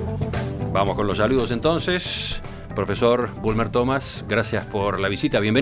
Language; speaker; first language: Spanish; native; Spanish